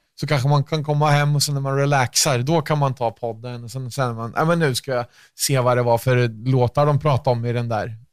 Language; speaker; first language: Swedish; native; Swedish